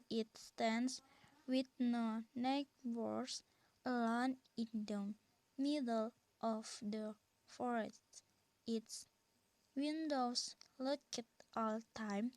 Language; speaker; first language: English; non-native, learner; Indonesian